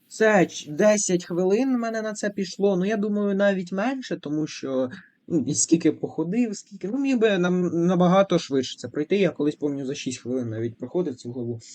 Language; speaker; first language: Ukrainian; non-native, local second language; Russian